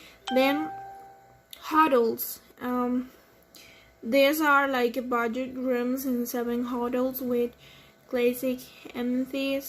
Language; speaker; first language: English; non-native, learner; Spanish